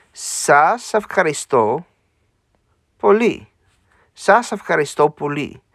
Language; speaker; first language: Greek; non-native, learner; English